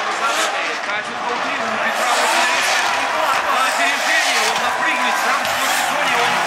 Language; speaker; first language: Russian; native; Russian